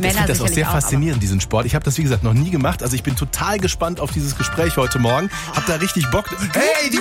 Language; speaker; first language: German; native; German